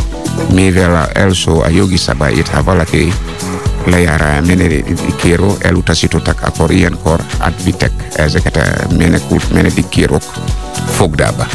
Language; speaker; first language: Hungarian; non-native, fluent; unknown